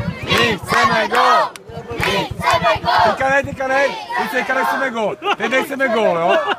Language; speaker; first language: Czech; native; Czech